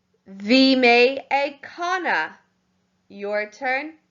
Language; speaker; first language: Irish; non-native, local second language; English